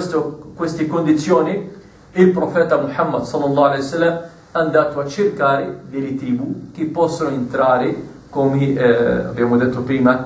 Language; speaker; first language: Italian; non-native, fluent; Arabic